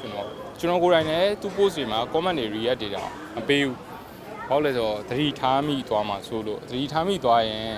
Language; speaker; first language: Burmese; native; Burmese